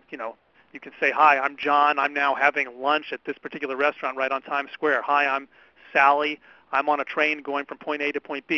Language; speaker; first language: English; native; English